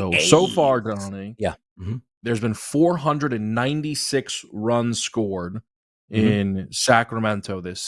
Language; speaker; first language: English; native; English